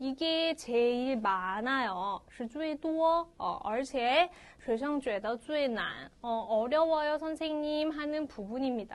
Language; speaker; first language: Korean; non-native, fluent; Chinese